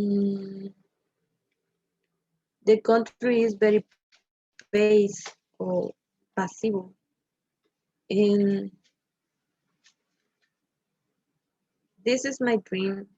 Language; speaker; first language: English; non-native, learner; Spanish